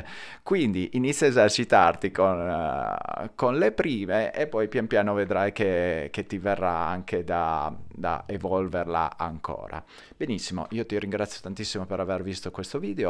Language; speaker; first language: Italian; native; Italian